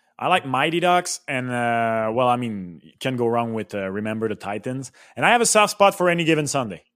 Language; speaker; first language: English; non-native, local second language; French